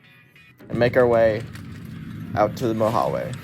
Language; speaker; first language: English; native; English